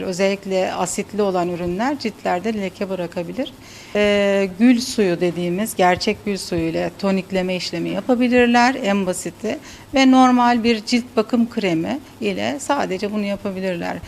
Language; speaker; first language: Turkish; native; Turkish